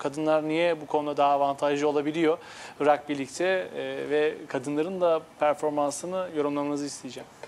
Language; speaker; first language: Turkish; native; Turkish